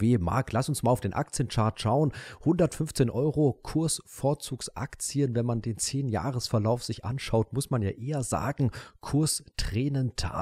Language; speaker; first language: German; native; German